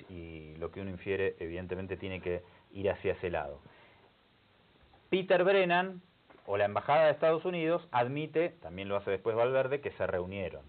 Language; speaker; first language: Spanish; native; Spanish